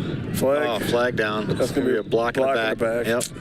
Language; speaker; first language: English; native; English